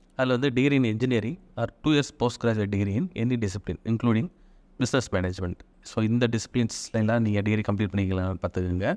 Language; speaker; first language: Tamil; native; Tamil